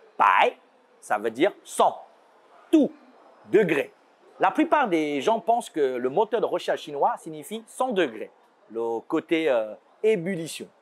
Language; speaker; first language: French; non-native, fluent; Chinese